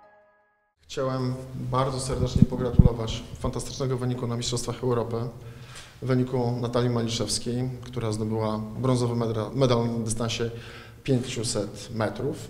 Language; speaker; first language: Polish; native; Polish